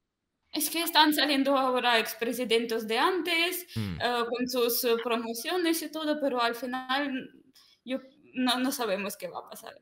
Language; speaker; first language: Spanish; non-native, fluent; Russian